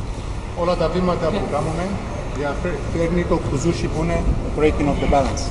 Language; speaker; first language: Greek; early bilingual, heritage; Greek